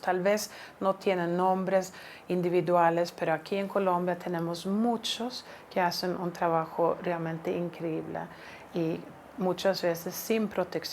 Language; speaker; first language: Spanish; non-native, fluent; Swedish